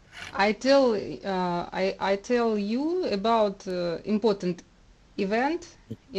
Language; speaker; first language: English; non-native, learner; Russian